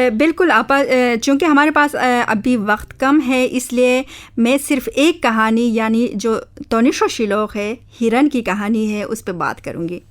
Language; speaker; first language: Urdu; non-native, local second language; Khowar